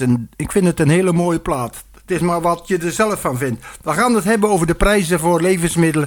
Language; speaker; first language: Dutch; native; Dutch